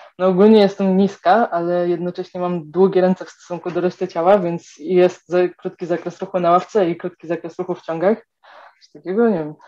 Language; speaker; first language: Polish; native; Polish